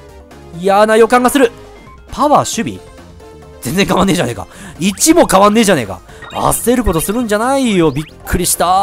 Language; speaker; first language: Japanese; native; Japanese